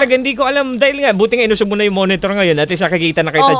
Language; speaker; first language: Filipino; native; Filipino